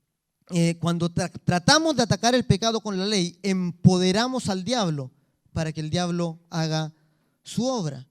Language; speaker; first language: Spanish; native; Spanish